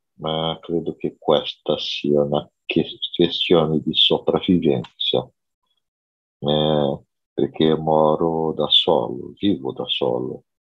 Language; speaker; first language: Italian; non-native, learner; Portuguese